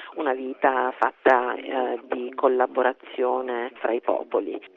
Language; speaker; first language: Italian; non-native, fluent; Korean